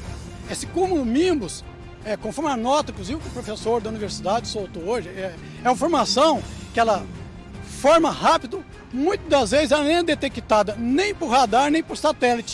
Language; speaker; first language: Portuguese; native; Portuguese